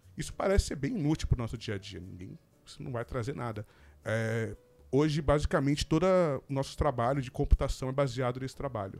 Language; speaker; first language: Portuguese; native; Portuguese